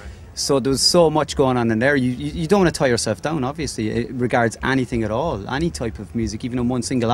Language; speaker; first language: English; native; English